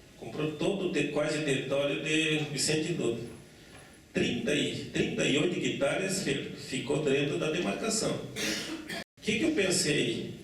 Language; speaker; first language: Portuguese; non-native, local second language; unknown